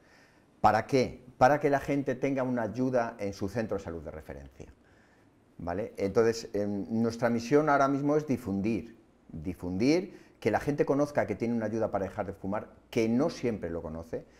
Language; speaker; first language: Spanish; native; Spanish